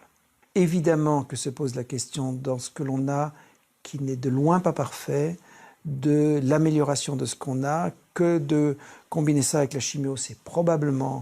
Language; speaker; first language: French; native; French